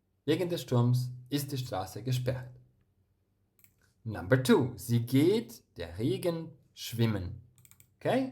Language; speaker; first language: German; non-native, fluent; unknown